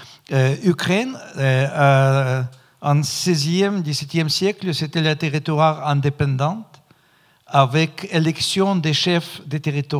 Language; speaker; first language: French; non-native, fluent; Russian